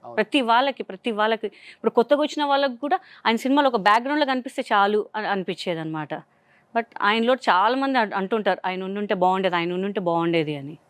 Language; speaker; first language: Telugu; non-native, local second language; Hindi